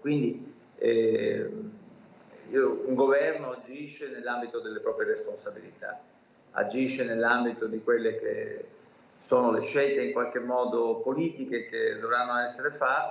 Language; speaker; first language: Italian; native; Italian